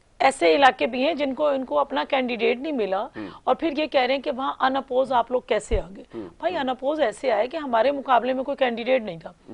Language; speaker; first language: Urdu; native; Urdu